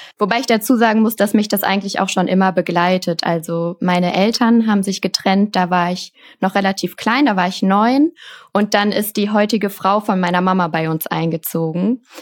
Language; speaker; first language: German; native; German